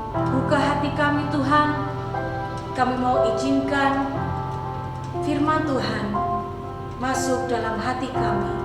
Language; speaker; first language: Indonesian; native; Indonesian